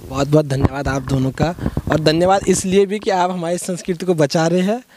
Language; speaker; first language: Hindi; native; Hindi